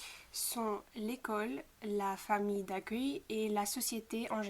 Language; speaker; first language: French; non-native, fluent; Bulgarian